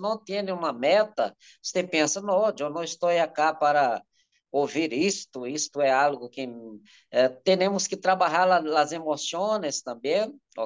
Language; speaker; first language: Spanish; non-native, learner; Portuguese